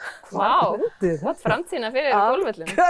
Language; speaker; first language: Icelandic; native; Icelandic